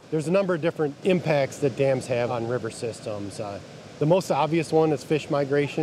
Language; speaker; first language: English; native; English